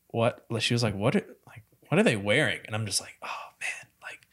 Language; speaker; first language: English; native; English